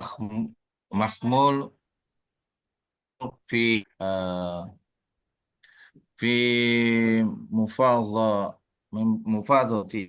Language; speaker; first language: Arabic; non-native, learner; Indonesian